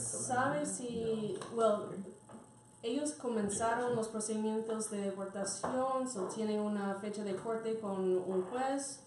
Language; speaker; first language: Spanish; non-native, fluent; English